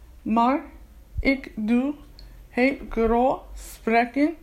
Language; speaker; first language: Dutch; non-native, learner; English